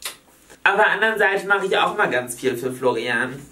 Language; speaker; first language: German; native; German